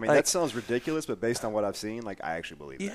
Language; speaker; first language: English; native; English